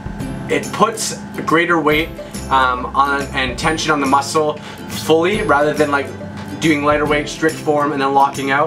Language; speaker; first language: English; native; English